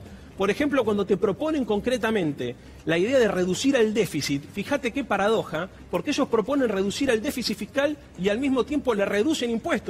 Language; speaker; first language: Spanish; native; Spanish